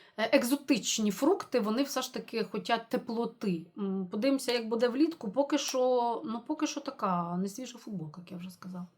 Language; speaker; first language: Ukrainian; non-native, local second language; Russian